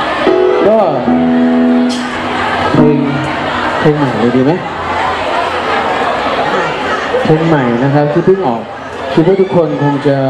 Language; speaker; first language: Thai; native; Thai